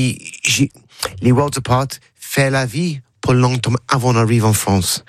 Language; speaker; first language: French; non-native, learner; English